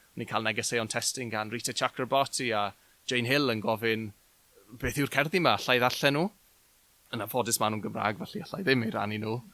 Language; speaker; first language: Welsh; native; Welsh